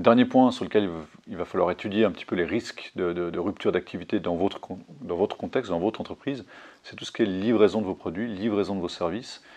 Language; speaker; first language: French; native; French